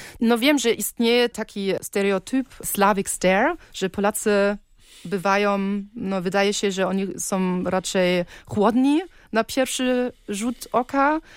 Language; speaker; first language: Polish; early bilingual, heritage; Polish